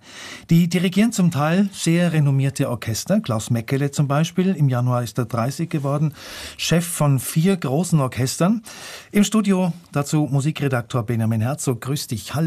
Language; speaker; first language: German; native; German